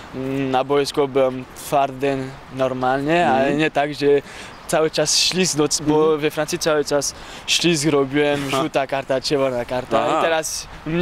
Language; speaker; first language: Polish; early bilingual, heritage; French